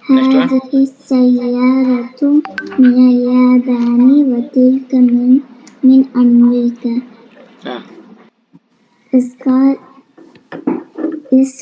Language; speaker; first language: Arabic; non-native, learner; Malayalam